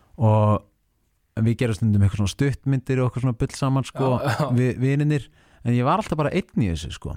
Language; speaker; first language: Icelandic; native; Icelandic